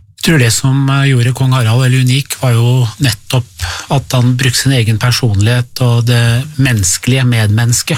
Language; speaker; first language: Norwegian; early bilingual, other home language; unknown